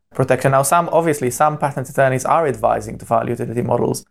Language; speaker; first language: English; non-native, fluent; Hebrew